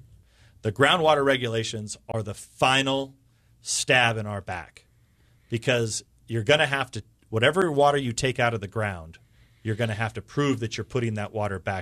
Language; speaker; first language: English; native; English